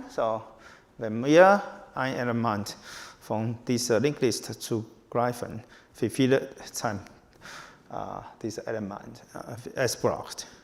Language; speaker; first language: German; non-native, learner; Chinese